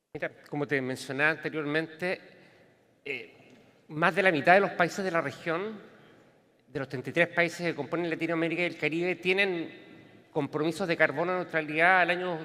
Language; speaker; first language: Spanish; native; Spanish